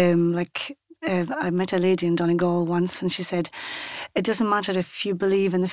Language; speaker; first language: English; non-native, local second language; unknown